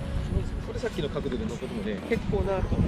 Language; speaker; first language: Japanese; native; Japanese